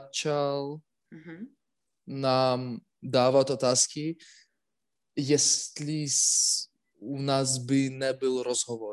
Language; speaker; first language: Czech; non-native, learner; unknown